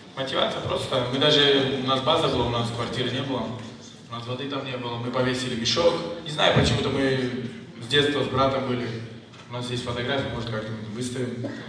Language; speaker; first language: Russian; non-native, local second language; Uzbek